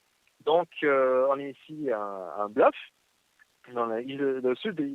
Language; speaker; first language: French; non-native, fluent; English